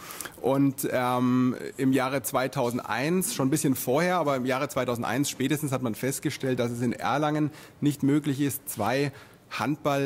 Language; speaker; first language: German; native; German